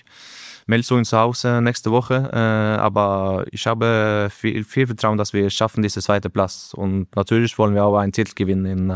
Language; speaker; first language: German; non-native, learner; Norwegian